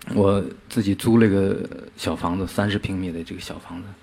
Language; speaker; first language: Chinese; native; Chinese